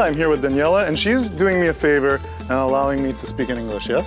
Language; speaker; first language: English; native; English